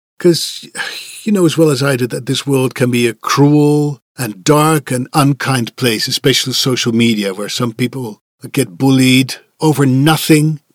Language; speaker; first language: English; non-native, fluent; Dutch